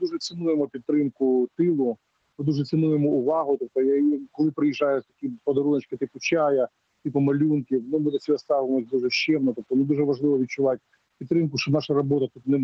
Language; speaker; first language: Ukrainian; native; Ukrainian